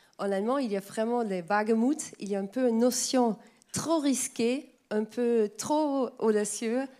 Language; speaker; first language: French; non-native, fluent; German